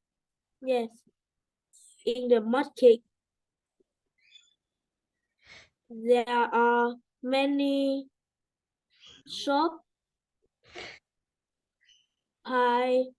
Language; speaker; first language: English; non-native, learner; Vietnamese